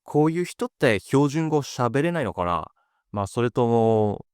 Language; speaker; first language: Japanese; non-native, fluent; French